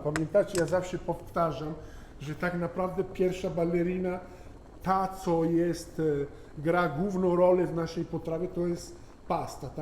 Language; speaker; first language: Polish; non-native, learner; Italian